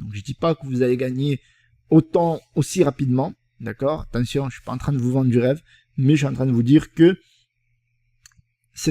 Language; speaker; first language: French; native; French